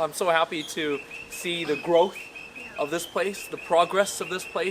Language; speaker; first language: English; early bilingual, other home language; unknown